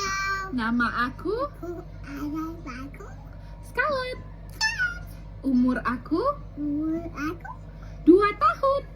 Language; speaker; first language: Indonesian; early bilingual, heritage; Indonesian